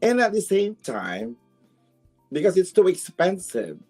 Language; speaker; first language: English; non-native, local second language; Filipino